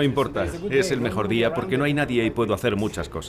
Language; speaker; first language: Spanish; native; Spanish